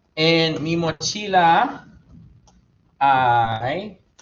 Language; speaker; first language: Spanish; non-native, fluent; English